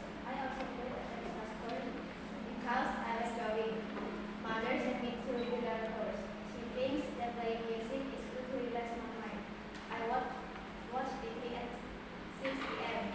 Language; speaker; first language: English; non-native, learner; Indonesian